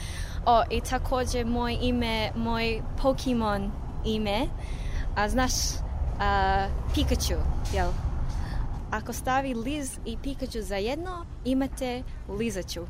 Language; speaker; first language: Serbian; non-native, learner; English